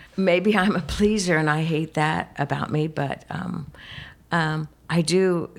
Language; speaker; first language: English; native; English